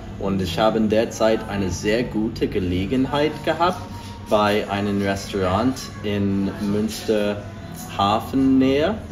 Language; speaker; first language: German; non-native, fluent; English